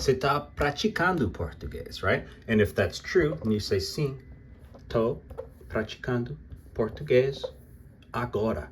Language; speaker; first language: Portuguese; non-native, fluent; English